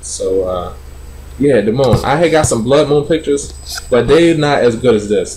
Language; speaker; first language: English; native; English